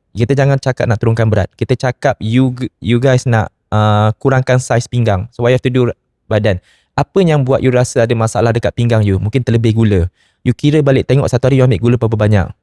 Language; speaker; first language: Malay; native; Malay